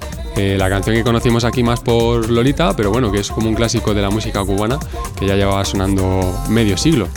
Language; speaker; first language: Spanish; native; Spanish